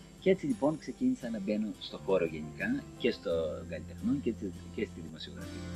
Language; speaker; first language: Greek; native; Greek